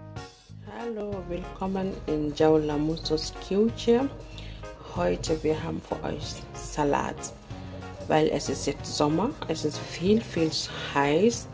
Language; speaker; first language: German; non-native, learner; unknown